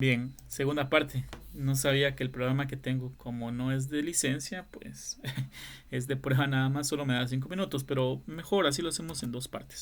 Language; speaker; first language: Spanish; native; Spanish